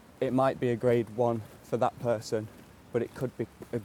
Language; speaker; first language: English; native; English